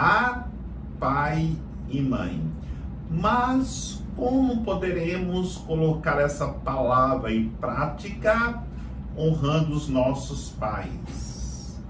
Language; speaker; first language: Portuguese; native; Portuguese